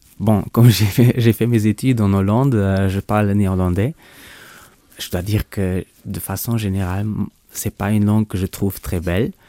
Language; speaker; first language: French; non-native, local second language; Luxembourgish